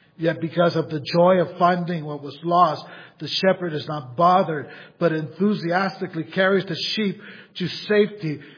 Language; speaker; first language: English; native; English